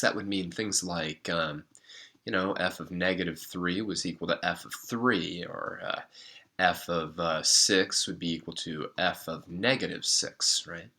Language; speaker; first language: English; native; English